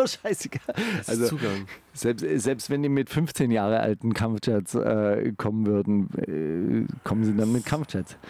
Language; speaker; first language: German; native; German